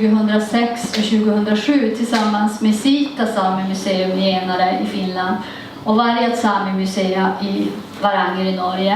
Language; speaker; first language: Swedish; native; Swedish